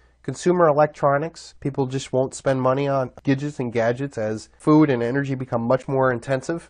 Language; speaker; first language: English; native; English